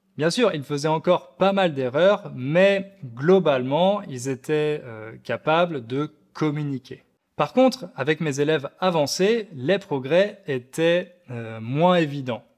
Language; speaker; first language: French; native; French